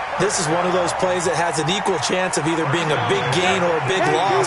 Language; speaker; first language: English; native; English